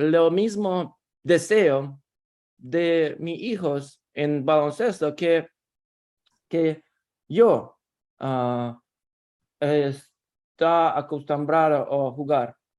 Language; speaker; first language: Spanish; non-native, learner; Russian